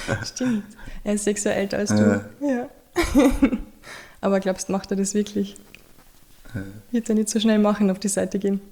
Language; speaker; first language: German; native; German